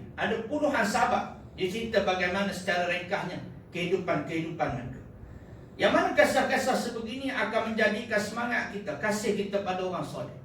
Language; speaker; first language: Malay; native; Malay